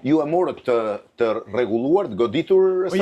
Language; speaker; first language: Albanian; native; Albanian